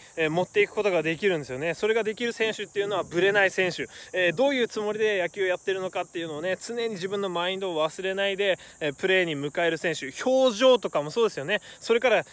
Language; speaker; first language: Japanese; native; Japanese